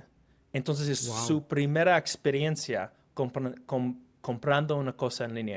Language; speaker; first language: Spanish; non-native, fluent; English